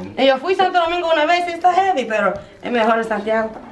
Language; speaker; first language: Spanish; non-native, fluent; English